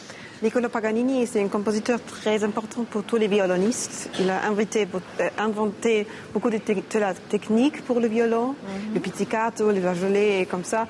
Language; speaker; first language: French; non-native, learner; German